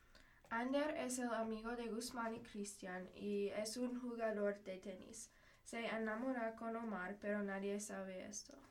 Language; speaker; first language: Spanish; non-native, learner; English